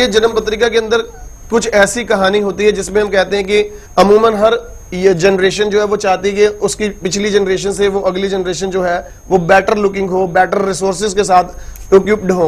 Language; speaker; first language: Hindi; native; Hindi